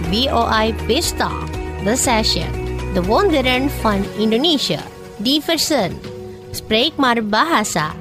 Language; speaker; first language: Dutch; non-native, fluent; Indonesian